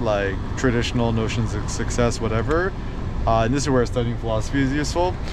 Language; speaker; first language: English; early bilingual, other home language; Korean